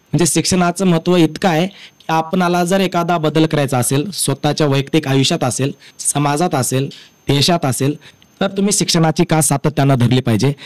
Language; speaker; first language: Marathi; native; Marathi